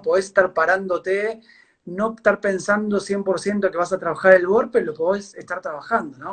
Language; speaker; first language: Spanish; native; Spanish